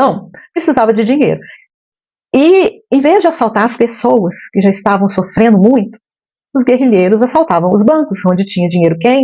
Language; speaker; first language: Portuguese; native; Portuguese